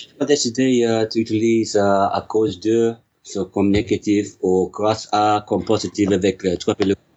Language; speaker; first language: French; non-native, learner; English